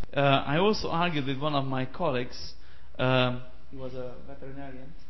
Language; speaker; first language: English; non-native, fluent; Hungarian